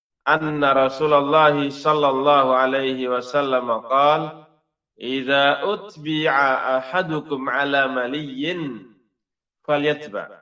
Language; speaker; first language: Arabic; non-native, fluent; Indonesian